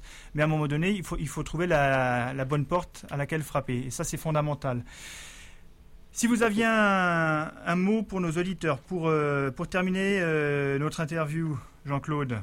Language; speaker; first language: French; native; French